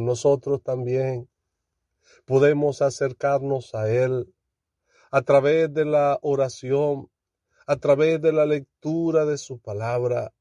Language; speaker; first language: Spanish; native; Spanish